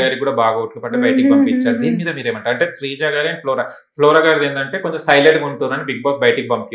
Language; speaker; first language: Telugu; native; Telugu